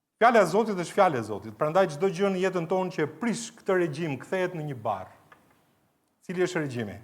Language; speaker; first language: Albanian; native; Albanian